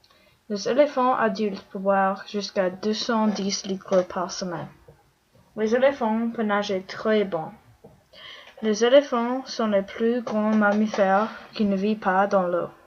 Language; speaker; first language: French; non-native, learner; English